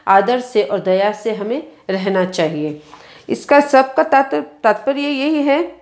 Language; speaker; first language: Hindi; non-native, local second language; Kannada